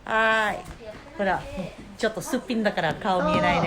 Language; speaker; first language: Japanese; non-native, learner; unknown